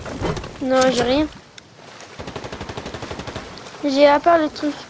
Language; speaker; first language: French; native; French